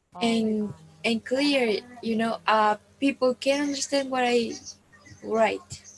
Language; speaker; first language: English; non-native, learner; Spanish